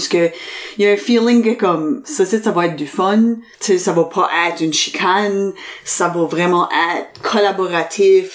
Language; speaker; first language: French; native; French